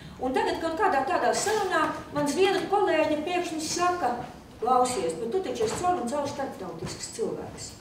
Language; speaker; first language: Latvian; native; Latvian